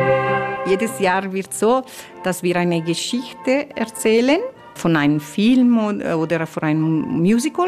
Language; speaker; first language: German; non-native, fluent; Italian